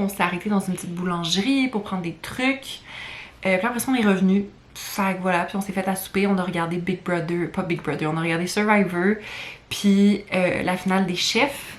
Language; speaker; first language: French; native; French